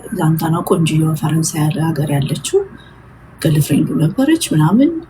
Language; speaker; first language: Amharic; non-native, local second language; Oromo